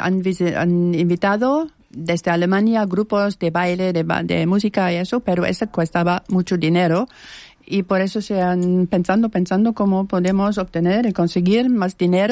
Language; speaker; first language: Spanish; non-native, fluent; German